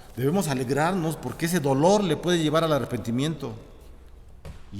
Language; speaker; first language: Spanish; native; Spanish